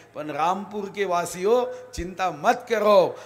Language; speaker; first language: Hindi; non-native, local second language; Marathi